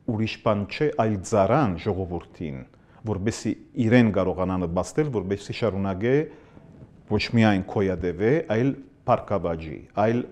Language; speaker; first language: Armenian; early bilingual, heritage; Armenian